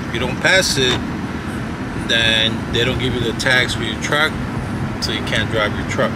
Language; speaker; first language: English; early bilingual, other home language; Spanish